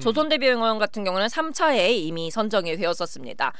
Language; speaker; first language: Korean; native; Korean